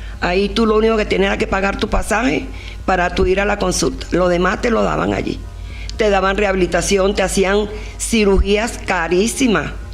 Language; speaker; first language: Spanish; native; Spanish